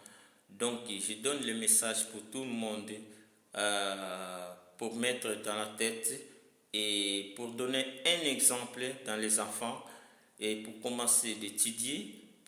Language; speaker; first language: French; non-native, learner; Lingala